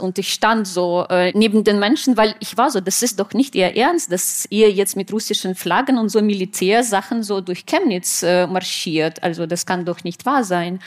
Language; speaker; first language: German; non-native, fluent; Russian